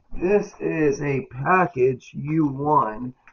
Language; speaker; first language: English; native; English